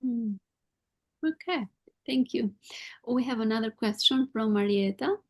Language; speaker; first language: English; non-native, fluent; Albanian